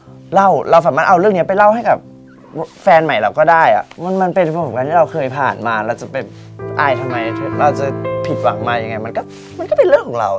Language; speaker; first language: Thai; native; Thai